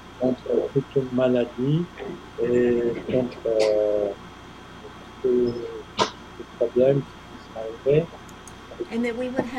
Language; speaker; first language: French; non-native, fluent; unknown